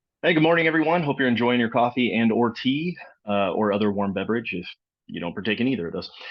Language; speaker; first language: English; native; English